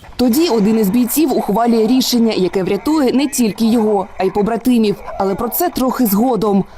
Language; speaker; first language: Ukrainian; native; Ukrainian